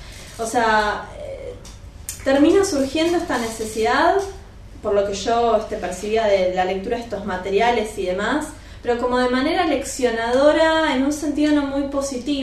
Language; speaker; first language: Spanish; native; Spanish